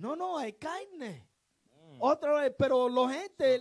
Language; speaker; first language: Spanish; non-native, learner; English